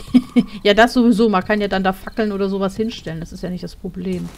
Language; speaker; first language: German; native; German